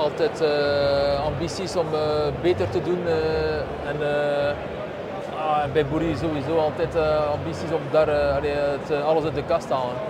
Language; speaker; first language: Dutch; non-native, local second language; French